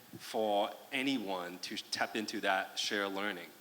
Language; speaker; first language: English; non-native, fluent; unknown